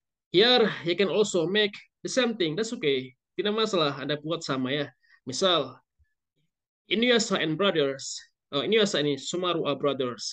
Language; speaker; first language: English; non-native, fluent; Indonesian